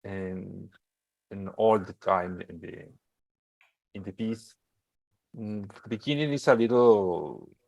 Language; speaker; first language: English; non-native, learner; Spanish